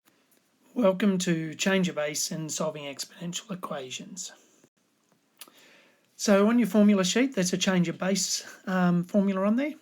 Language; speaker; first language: English; native; English